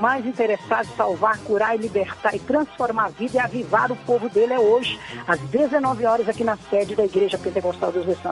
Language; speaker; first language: Portuguese; native; Portuguese